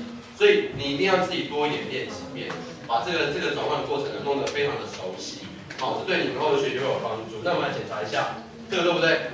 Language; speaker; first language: Chinese; native; Chinese